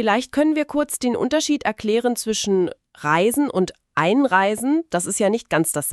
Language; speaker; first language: German; native; German